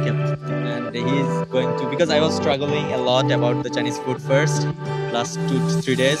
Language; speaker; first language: English; non-native, learner; Bangla